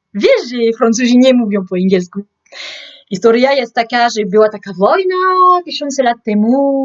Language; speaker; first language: Polish; non-native, learner; French